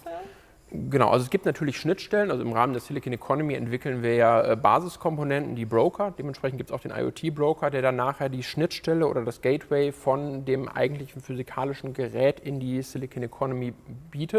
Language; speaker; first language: German; native; German